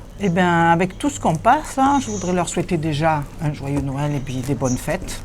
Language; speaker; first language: French; early bilingual, other home language; Italian